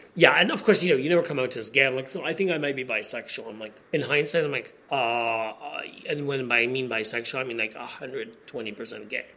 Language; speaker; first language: English; non-native, fluent; Polish